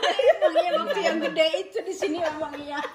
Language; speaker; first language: Indonesian; native; Indonesian